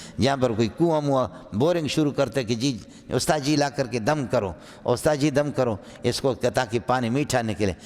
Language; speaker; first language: Urdu; non-native, local second language; Brahui